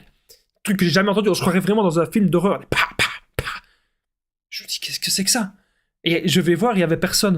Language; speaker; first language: French; native; French